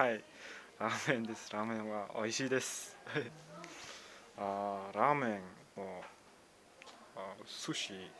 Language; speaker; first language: Japanese; non-native, learner; Mongolian